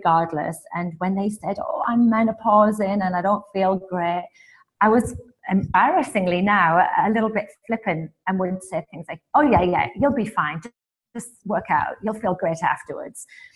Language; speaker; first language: English; native; English